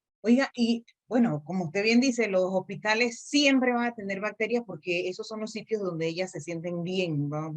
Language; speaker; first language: Spanish; native; Spanish